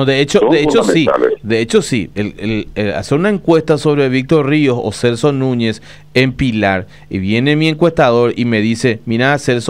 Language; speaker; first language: Spanish; native; Spanish